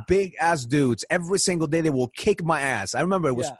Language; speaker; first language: English; early bilingual, other home language; Spanish